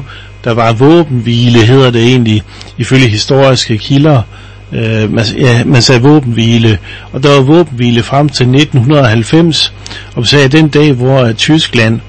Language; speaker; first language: Danish; native; Danish